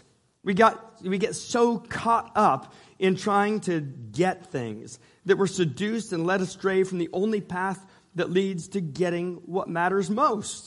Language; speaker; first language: English; native; English